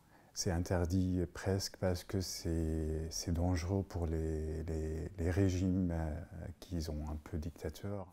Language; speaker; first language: French; non-native, fluent; Arabic